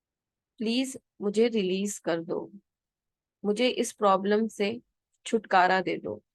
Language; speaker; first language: Hindi; native; Hindi